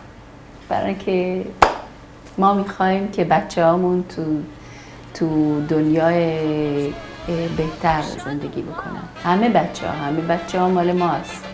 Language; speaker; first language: Persian; early bilingual, heritage; Persian